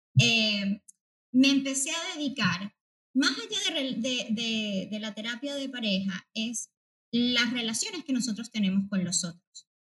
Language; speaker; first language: Spanish; native; Spanish